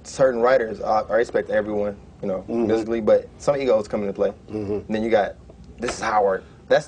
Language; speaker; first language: English; native; English